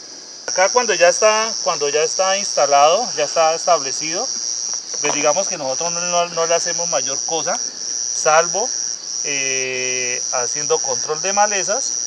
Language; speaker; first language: Spanish; native; Spanish